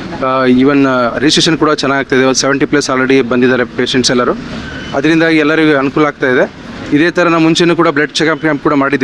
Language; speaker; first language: Kannada; native; Kannada